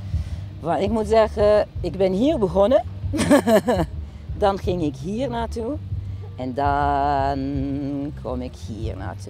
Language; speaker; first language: Dutch; non-native, fluent; Arabic